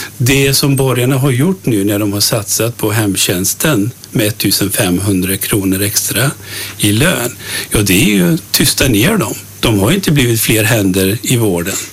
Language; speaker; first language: Swedish; early bilingual, other home language; Turkish